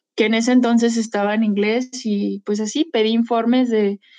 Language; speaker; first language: Spanish; native; Spanish